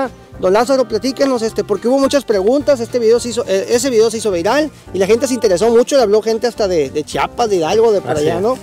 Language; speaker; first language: Spanish; native; Spanish